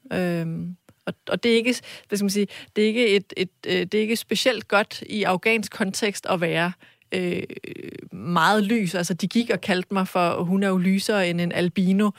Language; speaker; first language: Danish; early bilingual, other home language; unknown